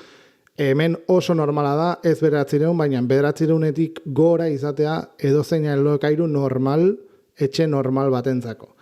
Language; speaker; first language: Basque; native; Basque